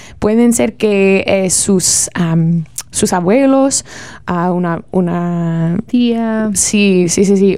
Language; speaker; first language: Spanish; non-native, learner; English